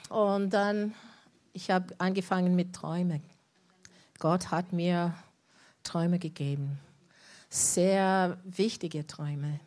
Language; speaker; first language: German; non-native, learner; English